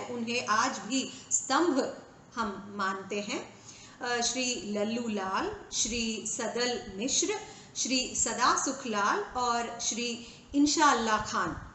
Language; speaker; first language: Hindi; non-native, local second language; Tamil